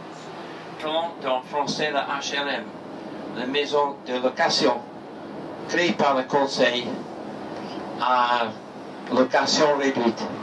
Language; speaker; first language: French; non-native, learner; English